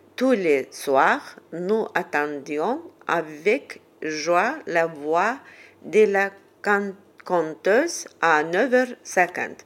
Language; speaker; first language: French; non-native, learner; Azerbaijani